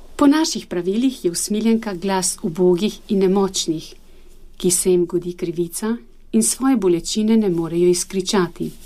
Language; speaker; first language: Slovenian; non-native, fluent; Albanian